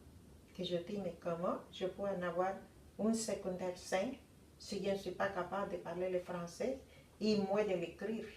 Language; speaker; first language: French; non-native, fluent; Spanish